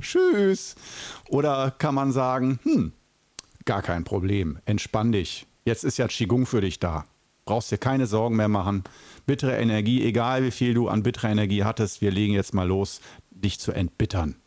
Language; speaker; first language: German; native; German